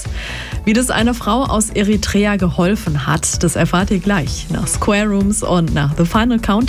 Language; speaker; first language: German; native; German